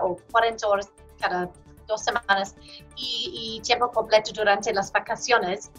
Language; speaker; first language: Spanish; non-native, fluent; English